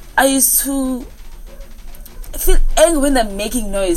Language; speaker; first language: English; non-native, local second language; Zulu